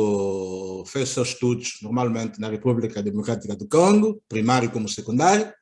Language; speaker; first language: Portuguese; native; Portuguese